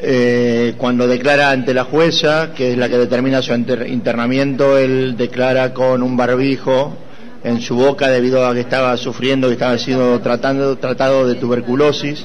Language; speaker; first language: Spanish; native; Spanish